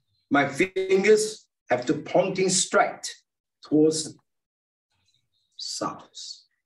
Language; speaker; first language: English; non-native, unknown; Chinese